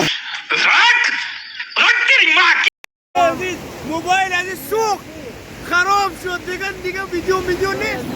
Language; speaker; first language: Persian; native; Persian